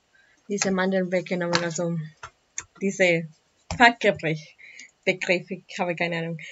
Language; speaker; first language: German; non-native, learner; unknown